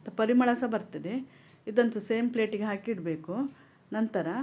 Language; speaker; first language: Kannada; non-native, local second language; Konkani